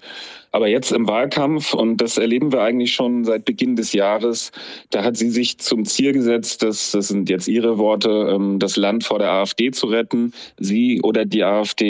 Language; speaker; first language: German; native; German